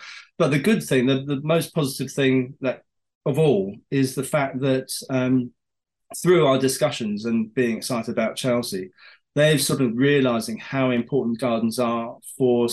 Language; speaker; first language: English; native; English